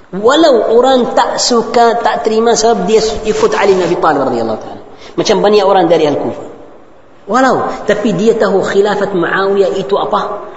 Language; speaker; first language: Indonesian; non-native, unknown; Arabic